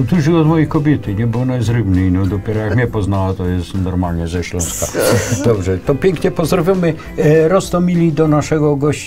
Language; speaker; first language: Polish; native; Polish